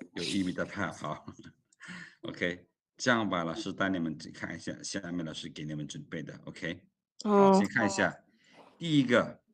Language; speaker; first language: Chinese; non-native, fluent; Lao